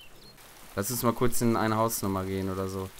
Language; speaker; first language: German; native; German